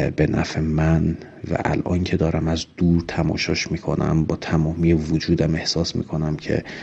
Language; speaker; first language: Persian; native; Persian